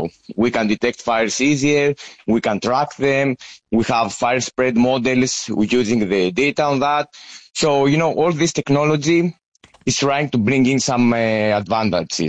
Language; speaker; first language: English; non-native, fluent; Greek